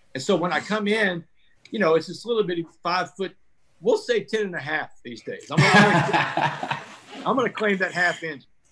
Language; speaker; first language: English; native; English